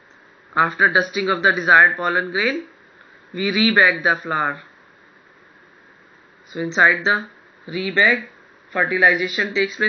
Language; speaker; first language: English; non-native, local second language; Hindi